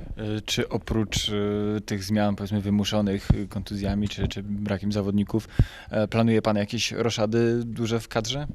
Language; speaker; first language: Polish; native; Polish